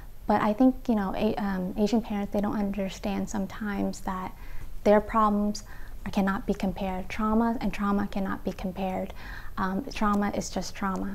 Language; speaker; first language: English; early bilingual, other home language; Vietnamese